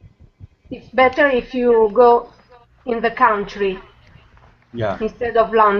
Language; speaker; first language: English; non-native, learner; Italian